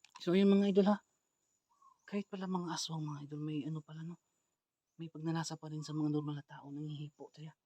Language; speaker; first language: Filipino; non-native, local second language; Cebuano